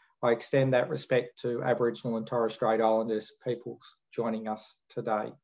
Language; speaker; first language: English; native; English